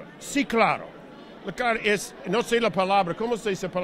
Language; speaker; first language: Spanish; non-native, learner; English